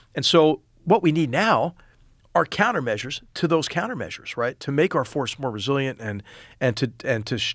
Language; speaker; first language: English; native; English